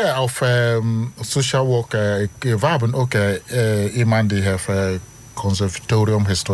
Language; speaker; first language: Dutch; non-native, fluent; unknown